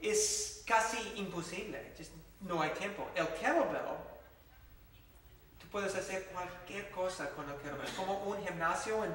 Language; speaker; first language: Spanish; non-native, fluent; English